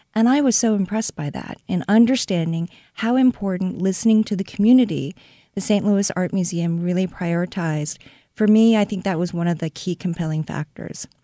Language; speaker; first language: English; non-native, fluent; Korean